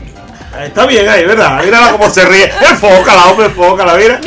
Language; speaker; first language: Spanish; native; Spanish